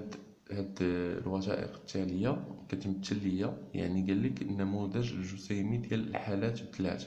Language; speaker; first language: Arabic; native; Arabic